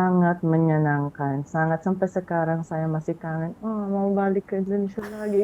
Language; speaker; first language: Indonesian; non-native, fluent; Filipino